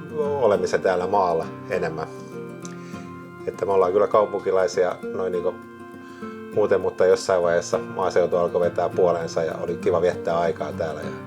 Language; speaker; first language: Finnish; native; Finnish